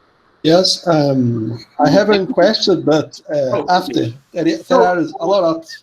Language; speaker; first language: English; non-native, learner; Portuguese